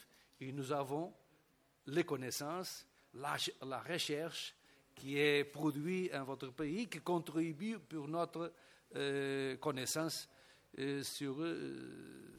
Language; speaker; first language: French; non-native, fluent; Portuguese